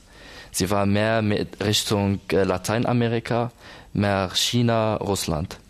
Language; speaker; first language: German; non-native, learner; Arabic